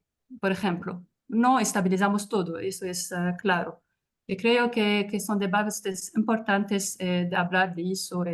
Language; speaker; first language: Spanish; non-native, fluent; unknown